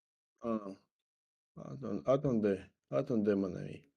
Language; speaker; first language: French; non-native, learner; Russian